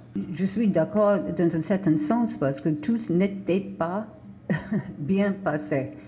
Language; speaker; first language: French; non-native, fluent; English